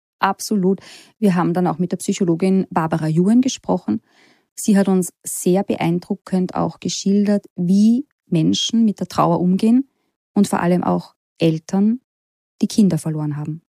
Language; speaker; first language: German; native; German